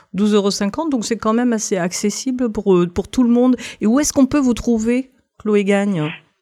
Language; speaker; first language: French; native; French